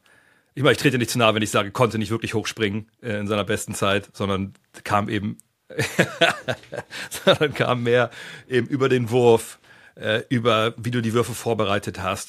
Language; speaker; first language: German; native; German